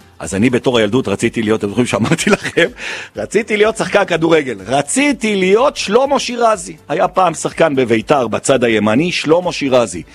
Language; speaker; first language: Hebrew; native; Hebrew